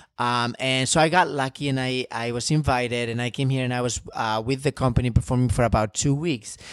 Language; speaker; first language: English; non-native, fluent; Spanish